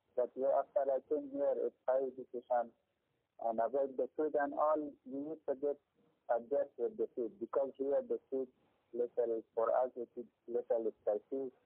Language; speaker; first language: English; non-native, learner; Persian